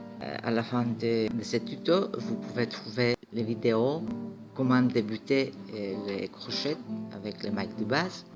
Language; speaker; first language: French; non-native, fluent; Greek